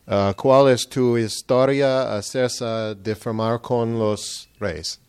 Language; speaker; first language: Spanish; non-native, learner; English